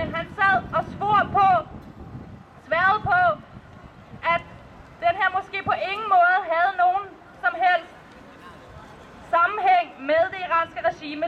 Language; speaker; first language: Danish; early bilingual, other home language; Persian